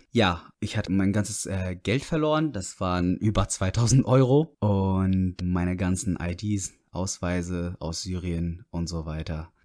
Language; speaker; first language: German; non-native, fluent; Arabic